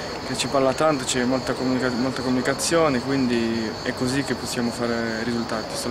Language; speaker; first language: Italian; non-native, fluent; French